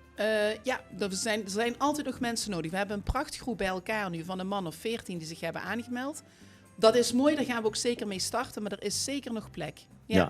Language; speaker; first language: Dutch; native; Dutch